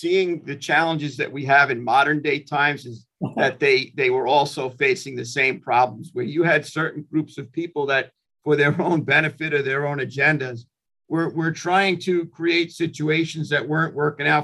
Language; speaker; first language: English; native; English